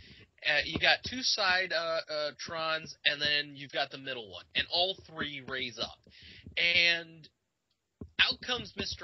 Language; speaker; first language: English; native; English